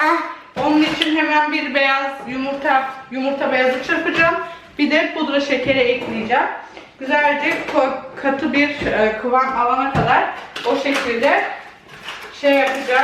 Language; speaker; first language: Turkish; early bilingual, heritage; Turkish